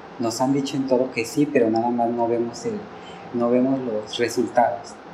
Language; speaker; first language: Spanish; native; Spanish